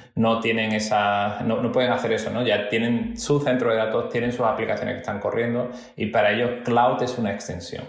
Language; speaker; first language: Spanish; native; Spanish